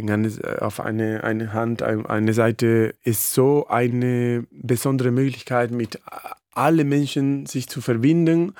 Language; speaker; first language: German; non-native, fluent; Spanish